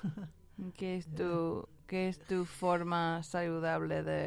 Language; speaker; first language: Spanish; early bilingual, heritage; English